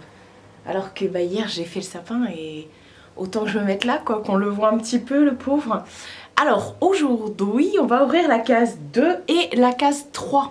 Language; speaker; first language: French; native; French